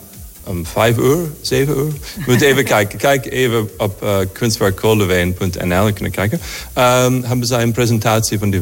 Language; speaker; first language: Dutch; non-native, fluent; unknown